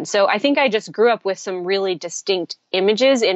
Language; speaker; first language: English; native; English